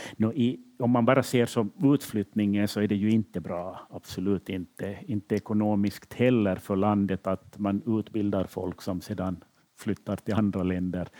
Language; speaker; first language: Swedish; native; Swedish